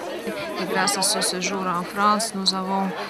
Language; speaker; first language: French; non-native, fluent; Latvian